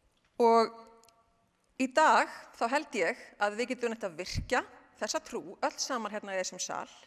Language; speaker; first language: Icelandic; native; Icelandic